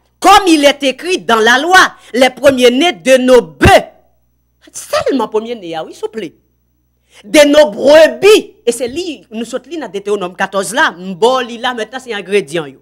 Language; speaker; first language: French; non-native, local second language; Haitian Creole